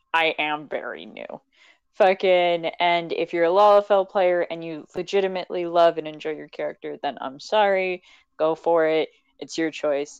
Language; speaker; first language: English; native; English